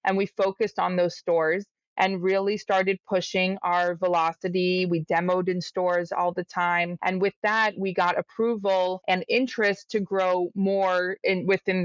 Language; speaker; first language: English; native; English